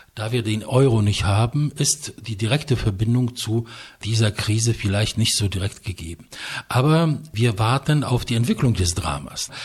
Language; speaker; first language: German; non-native, fluent; Polish